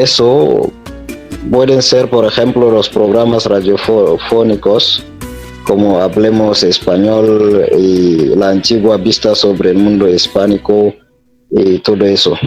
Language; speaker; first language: Spanish; non-native, fluent; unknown